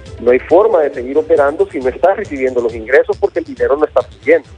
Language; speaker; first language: Spanish; native; Spanish